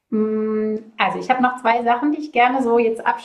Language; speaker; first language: German; native; German